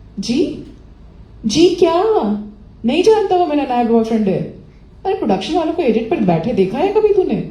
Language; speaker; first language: Hindi; native; Hindi